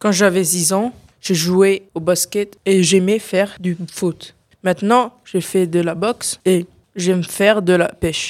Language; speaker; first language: French; non-native, learner; English